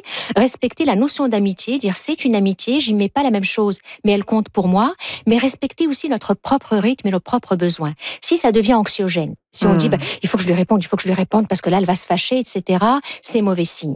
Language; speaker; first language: French; native; French